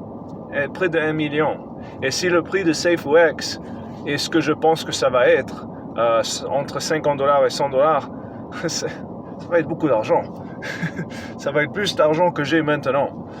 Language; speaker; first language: French; non-native, fluent; English